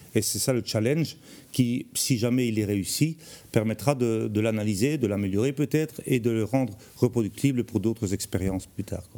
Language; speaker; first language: French; native; French